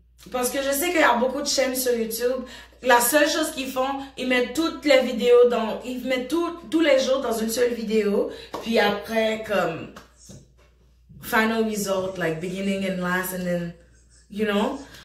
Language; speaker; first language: French; native; French